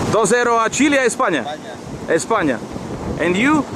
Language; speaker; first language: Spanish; non-native, learner; Ukrainian